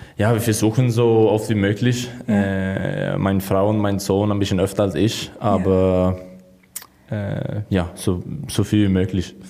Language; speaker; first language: German; non-native, learner; Swedish